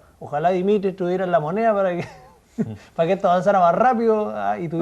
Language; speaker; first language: Spanish; native; Spanish